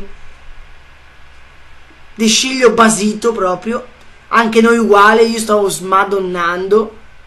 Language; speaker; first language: Italian; native; Italian